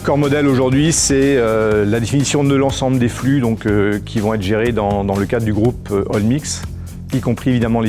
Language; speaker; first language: French; native; French